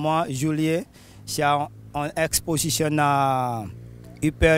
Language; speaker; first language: French; non-native, local second language; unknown